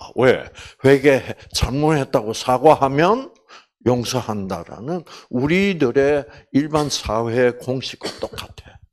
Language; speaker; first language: Korean; native; Korean